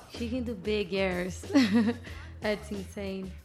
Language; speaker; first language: English; non-native, fluent; Portuguese